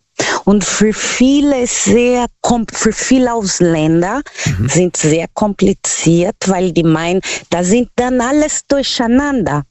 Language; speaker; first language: German; non-native, learner; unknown